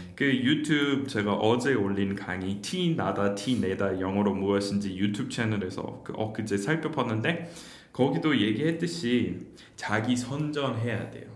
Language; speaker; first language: Korean; non-native, fluent; English